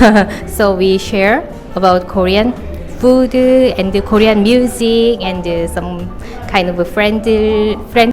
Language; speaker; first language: English; non-native, learner; Korean